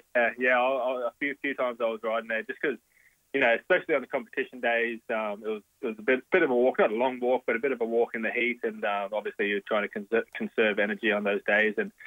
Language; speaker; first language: English; native; English